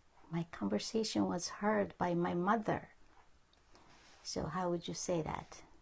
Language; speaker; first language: English; non-native, fluent; Japanese